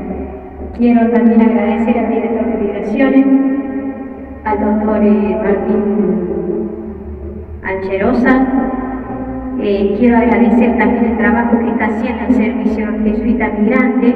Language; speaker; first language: Spanish; native; Spanish